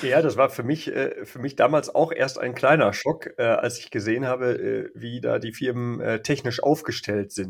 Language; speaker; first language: German; native; German